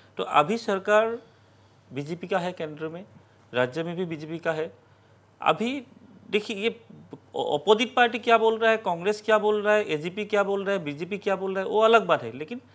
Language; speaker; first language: Hindi; non-native, local second language; Assamese